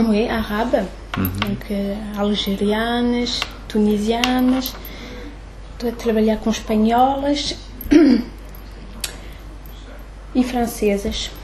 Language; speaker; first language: Portuguese; early bilingual, heritage; French